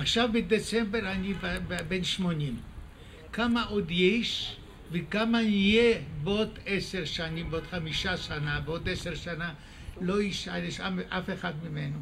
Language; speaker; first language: Hebrew; non-native, fluent; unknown